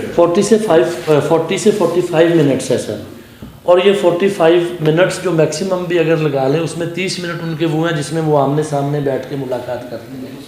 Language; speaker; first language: Urdu; non-native, local second language; Punjabi